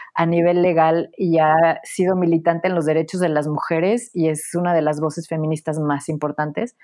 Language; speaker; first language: Spanish; native; Spanish